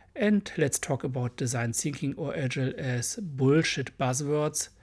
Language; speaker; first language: English; non-native, fluent; German